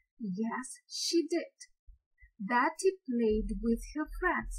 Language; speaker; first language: English; non-native, fluent; Ukrainian